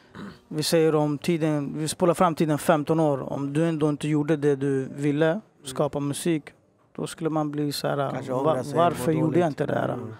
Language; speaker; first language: Swedish; native; Swedish